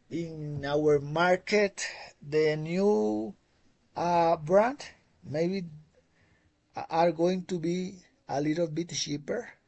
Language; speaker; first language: English; non-native, fluent; Spanish